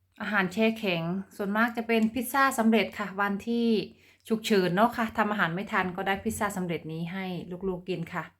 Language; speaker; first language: Thai; native; Thai